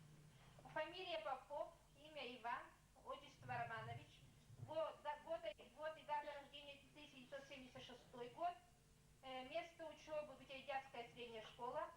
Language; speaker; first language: Russian; non-native, local second language; Yakut